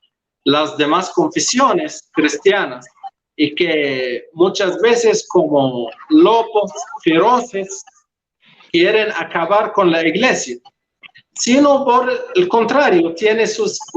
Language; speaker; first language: Spanish; non-native, local second language; Arabic